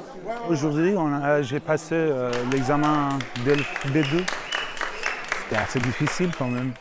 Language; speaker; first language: French; non-native, fluent; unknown